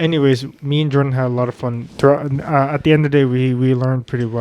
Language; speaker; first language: English; native; English